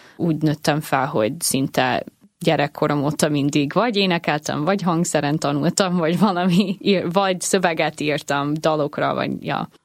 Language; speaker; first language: Hungarian; non-native, fluent; English